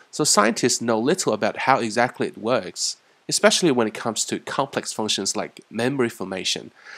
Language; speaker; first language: English; non-native, fluent; Chinese